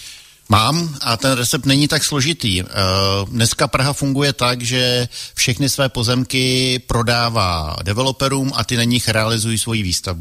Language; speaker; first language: Czech; native; Czech